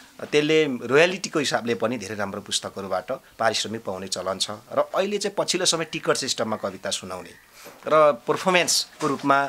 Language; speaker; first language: Nepali; non-native, local second language; Limbu